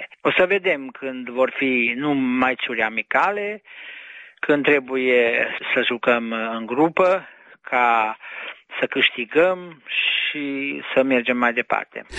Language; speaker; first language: Romanian; early bilingual, heritage; Romanian